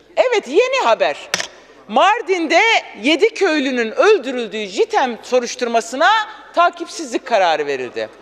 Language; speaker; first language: Turkish; non-native, local second language; Kurdish